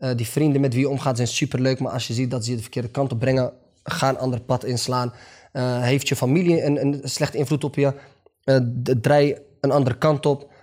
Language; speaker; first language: Dutch; early bilingual, other home language; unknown